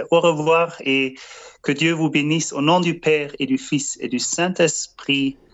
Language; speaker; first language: French; non-native, fluent; German